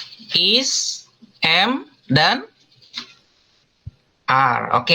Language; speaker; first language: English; non-native, fluent; Indonesian